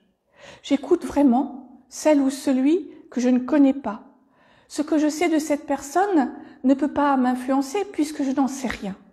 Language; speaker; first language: French; native; French